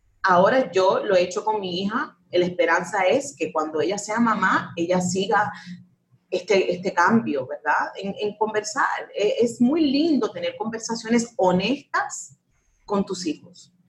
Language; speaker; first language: Spanish; early bilingual, heritage; Spanish